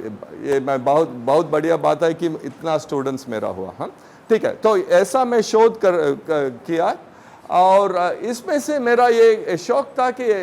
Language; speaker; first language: Hindi; non-native, local second language; Tamil